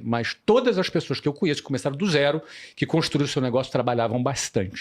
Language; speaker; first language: Portuguese; native; Portuguese